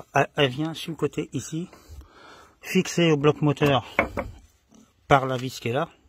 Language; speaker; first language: French; native; French